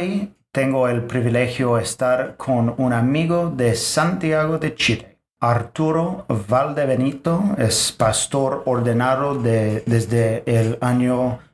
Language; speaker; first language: Spanish; non-native, fluent; English